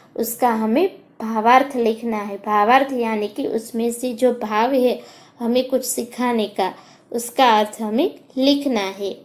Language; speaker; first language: Hindi; non-native, local second language; Gujarati